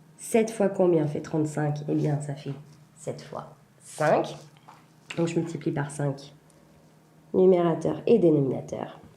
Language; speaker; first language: French; native; French